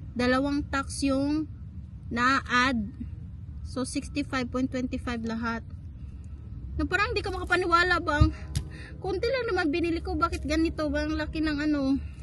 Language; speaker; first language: Filipino; native; Filipino